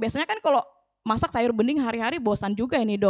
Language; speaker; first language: Indonesian; native; Indonesian